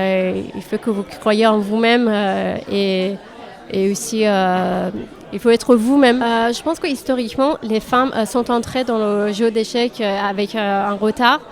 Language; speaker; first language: French; non-native, fluent; Persian